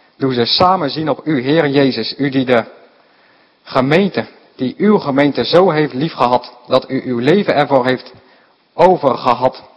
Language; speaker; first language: Dutch; native; Dutch